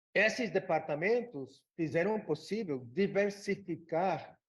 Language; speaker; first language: Portuguese; non-native, fluent; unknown